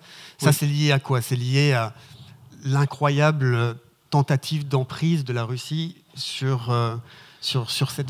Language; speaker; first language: French; native; French